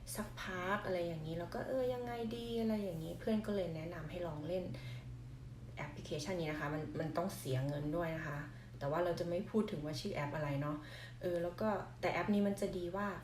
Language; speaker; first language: Thai; non-native, local second language; Northeastern Thai